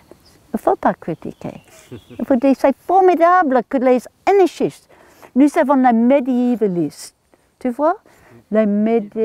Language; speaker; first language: French; non-native, learner; English